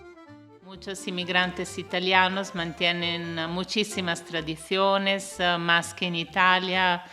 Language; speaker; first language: Spanish; non-native, fluent; Italian